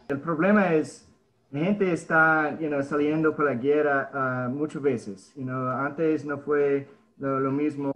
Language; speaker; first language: Spanish; early bilingual, heritage; English